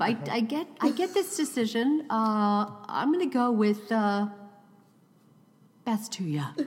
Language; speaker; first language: English; native; English